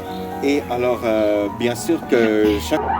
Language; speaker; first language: French; non-native, fluent; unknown